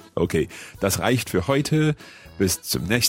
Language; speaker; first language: German; non-native, learner; English